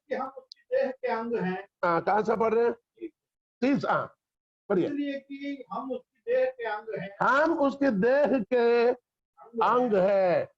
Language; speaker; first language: Hindi; non-native, local second language; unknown